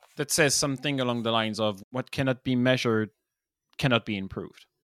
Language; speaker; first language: English; non-native, fluent; French